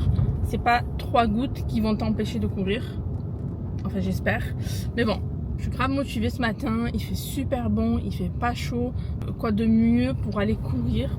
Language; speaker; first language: French; native; French